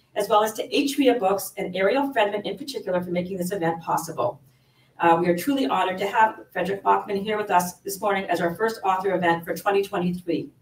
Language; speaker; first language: English; native; English